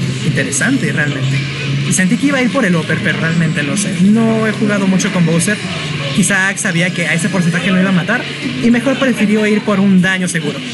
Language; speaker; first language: Spanish; native; Spanish